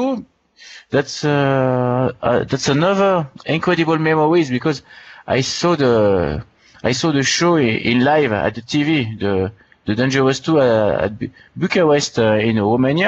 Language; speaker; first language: English; non-native, learner; French